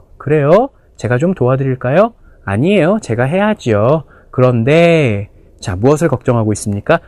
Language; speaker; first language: Korean; native; Korean